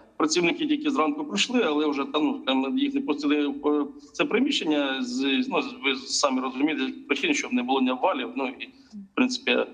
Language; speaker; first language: Ukrainian; native; Ukrainian